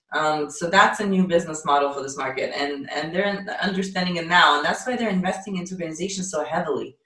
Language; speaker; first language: English; non-native, fluent; Ukrainian